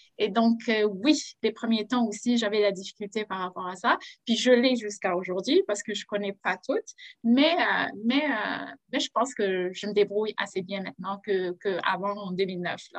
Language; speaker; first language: French; non-native, local second language; Arabic